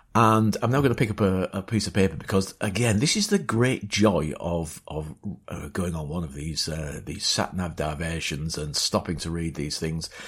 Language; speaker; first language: English; native; English